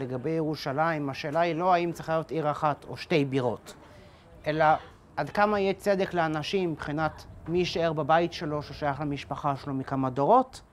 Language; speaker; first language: Hebrew; native; Hebrew